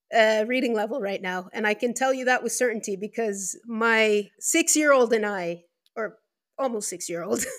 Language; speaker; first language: English; non-native, fluent; Spanish